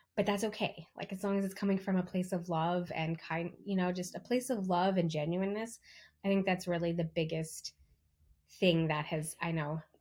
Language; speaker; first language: English; native; English